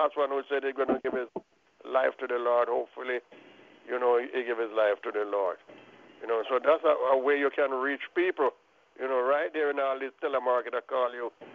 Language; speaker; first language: English; non-native, local second language; Jamaican Creole English